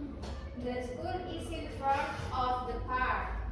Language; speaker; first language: English; non-native, learner; Indonesian